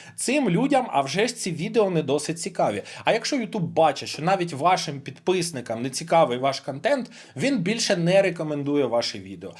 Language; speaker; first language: Ukrainian; non-native, local second language; Russian